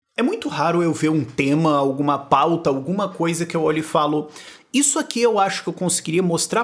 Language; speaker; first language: Portuguese; native; Portuguese